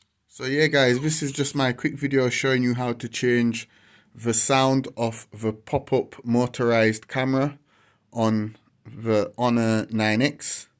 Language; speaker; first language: English; native; English